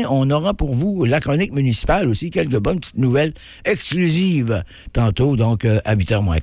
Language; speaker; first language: French; native; French